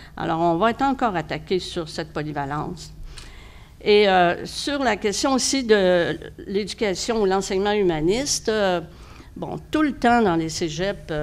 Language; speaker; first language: French; native; French